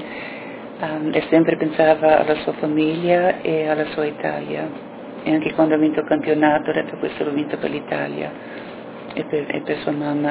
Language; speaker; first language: Italian; early bilingual, heritage; Italian